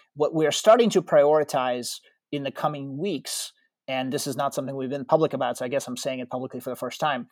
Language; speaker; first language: English; early bilingual, other home language; Russian